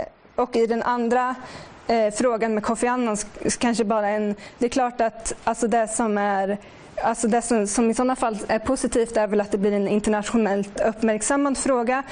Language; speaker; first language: Swedish; native; Swedish